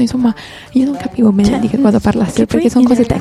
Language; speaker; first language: Italian; native; Italian